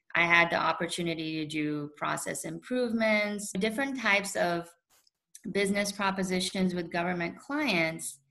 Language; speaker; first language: English; early bilingual, other home language; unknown